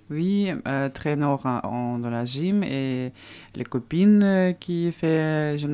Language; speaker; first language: French; non-native, learner; Russian